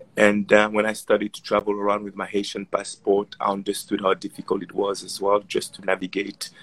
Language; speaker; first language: English; non-native, fluent; Haitian Creole